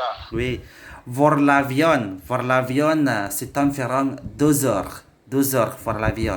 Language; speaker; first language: French; non-native, learner; Indonesian